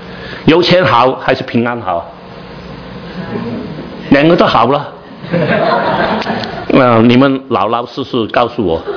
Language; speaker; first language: Chinese; non-native, learner; Cantonese